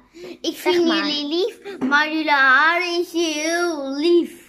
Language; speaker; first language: Dutch; early bilingual, other home language; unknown